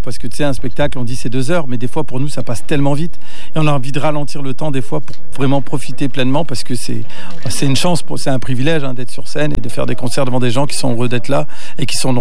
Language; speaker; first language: French; native; French